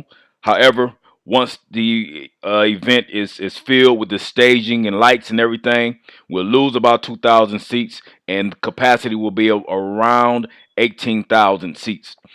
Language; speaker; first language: English; native; English